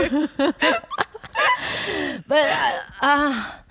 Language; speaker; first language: English; non-native, fluent; Chinese